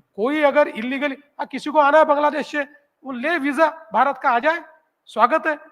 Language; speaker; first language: Hindi; non-native, local second language; Marathi